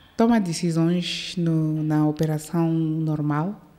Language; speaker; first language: Portuguese; early bilingual, heritage; Portuguese